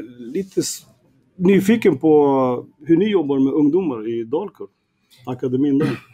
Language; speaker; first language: Swedish; early bilingual, other home language; Kurdish